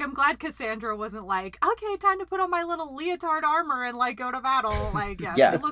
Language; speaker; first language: English; native; English